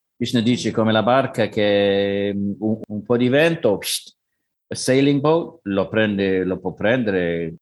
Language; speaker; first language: Italian; non-native, learner; English